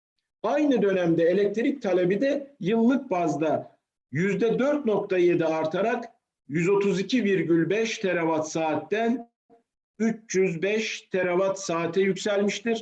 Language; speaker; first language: Turkish; native; Turkish